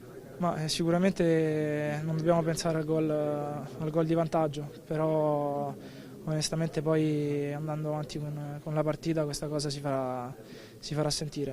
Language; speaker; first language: Italian; native; Italian